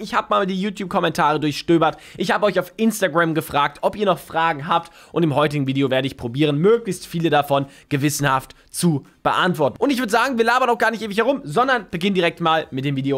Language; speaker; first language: German; native; German